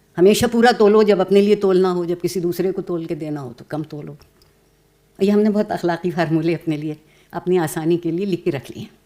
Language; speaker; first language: Urdu; native; Urdu